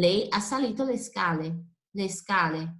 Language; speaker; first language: Italian; non-native, fluent; Portuguese